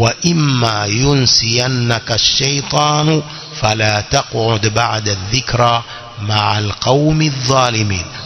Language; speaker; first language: Arabic; non-native, fluent; Swahili